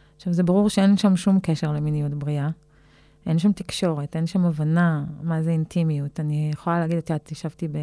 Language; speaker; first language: Hebrew; native; Hebrew